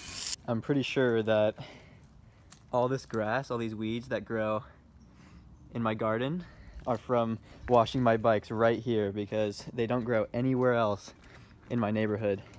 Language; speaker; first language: English; native; English